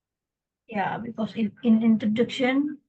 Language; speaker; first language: English; non-native, learner; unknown